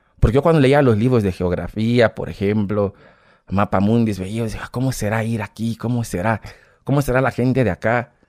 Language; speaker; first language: Spanish; non-native, fluent; Portuguese